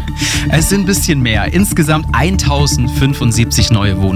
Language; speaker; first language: German; native; German